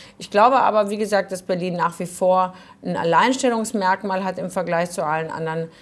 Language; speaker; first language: German; early bilingual, other home language; Croatian